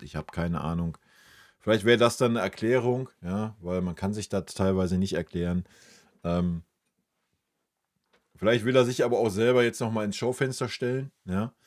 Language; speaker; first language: German; native; German